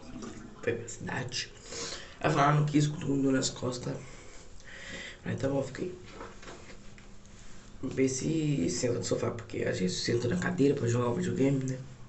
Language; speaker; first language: Portuguese; native; Portuguese